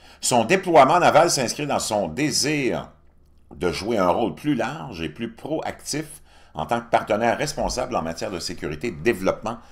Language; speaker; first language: French; native; French